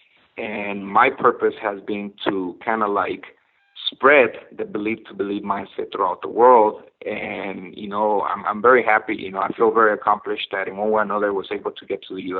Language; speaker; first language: English; non-native, fluent; Spanish